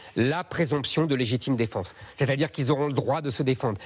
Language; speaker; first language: French; native; French